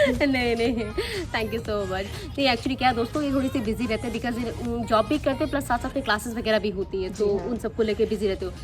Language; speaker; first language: Hindi; native; Hindi